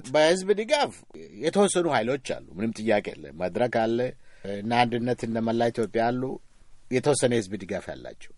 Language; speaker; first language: Amharic; non-native, local second language; Oromo